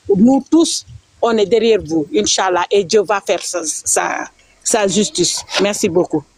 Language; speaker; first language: French; non-native, local second language; Wolof